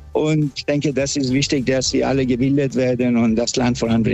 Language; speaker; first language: German; non-native, fluent; Persian